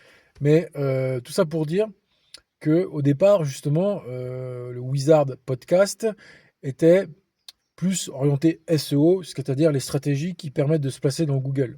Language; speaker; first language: French; native; French